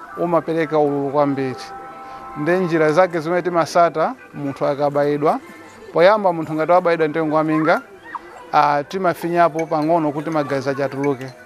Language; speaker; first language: Nyanja; native; Nyanja